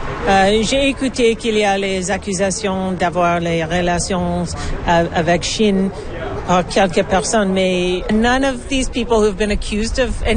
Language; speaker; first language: French; non-native, learner; English